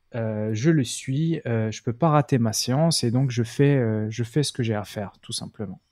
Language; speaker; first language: French; non-native, local second language; Arabic